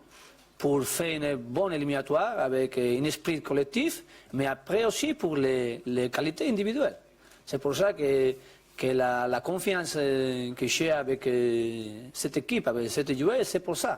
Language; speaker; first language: French; non-native, learner; Spanish